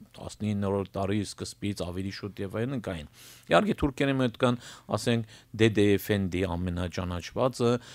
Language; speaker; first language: Armenian; early bilingual, heritage; Armenian